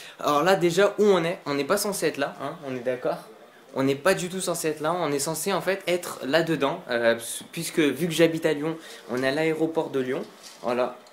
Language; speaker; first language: French; native; French